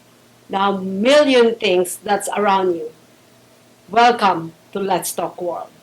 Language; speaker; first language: English; non-native, local second language; Filipino